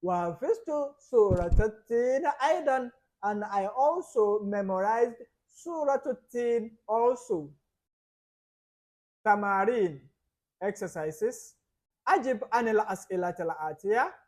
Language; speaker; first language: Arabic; non-native, fluent; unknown